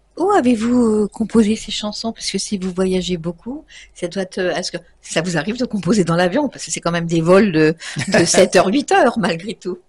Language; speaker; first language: French; native; French